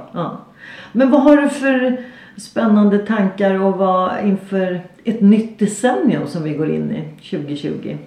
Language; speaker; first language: Swedish; native; Swedish